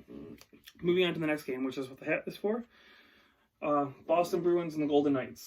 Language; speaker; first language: English; native; English